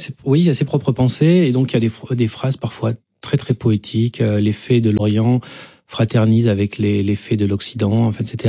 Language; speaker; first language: French; native; French